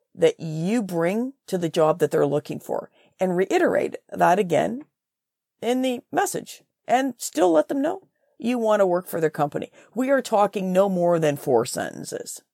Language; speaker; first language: English; native; English